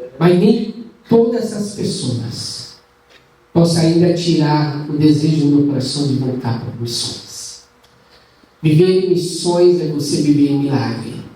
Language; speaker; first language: Portuguese; native; Portuguese